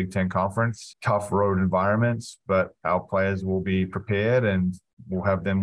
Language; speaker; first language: English; native; English